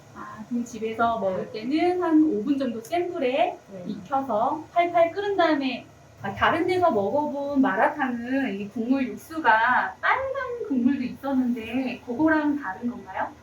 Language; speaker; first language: Korean; early bilingual, heritage; Korean